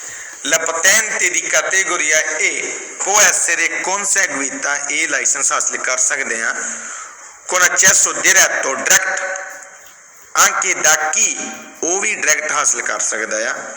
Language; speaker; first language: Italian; non-native, fluent; Punjabi